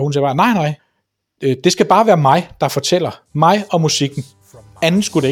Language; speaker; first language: Danish; native; Danish